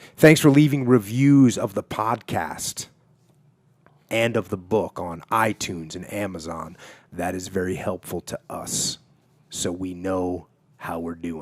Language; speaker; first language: English; native; English